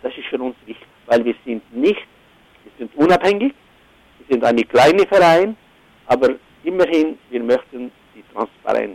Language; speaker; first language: German; non-native, fluent; Arabic